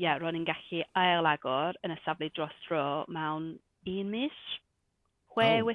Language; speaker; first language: Welsh; non-native, local second language; English